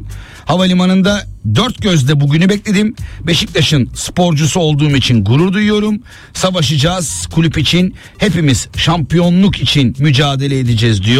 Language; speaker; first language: Turkish; native; Turkish